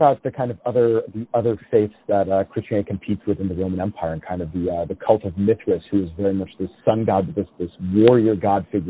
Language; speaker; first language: English; native; English